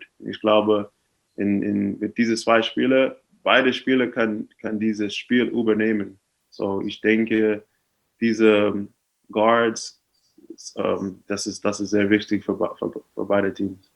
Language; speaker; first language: German; non-native, fluent; English